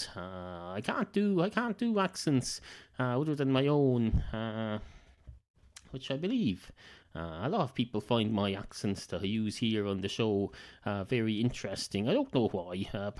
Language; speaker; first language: English; native; English